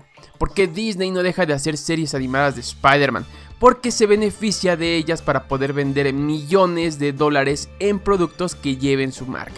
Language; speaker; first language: Spanish; native; Spanish